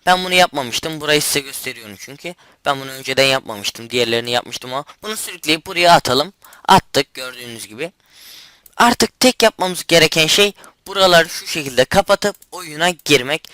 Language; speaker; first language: Turkish; native; Turkish